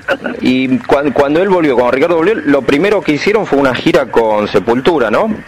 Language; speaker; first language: Spanish; native; Spanish